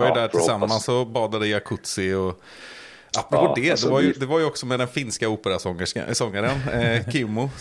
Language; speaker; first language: Swedish; native; Swedish